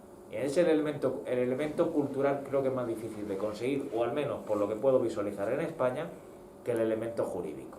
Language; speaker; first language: Spanish; native; Spanish